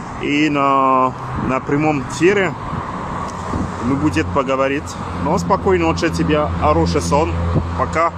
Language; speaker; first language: Russian; non-native, learner; French